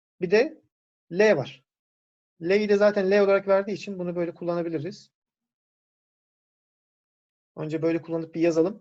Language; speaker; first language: Turkish; native; Turkish